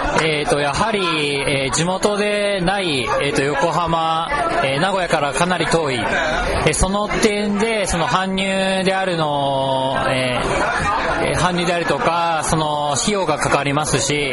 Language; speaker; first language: Japanese; native; Japanese